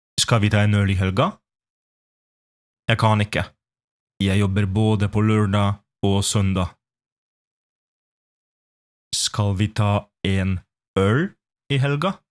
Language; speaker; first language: Norwegian; non-native, fluent; Polish